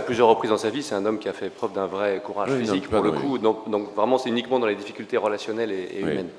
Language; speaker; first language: French; native; French